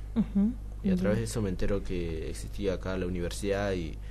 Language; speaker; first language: Spanish; native; Spanish